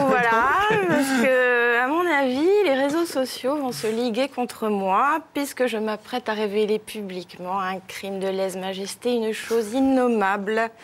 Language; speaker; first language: French; native; French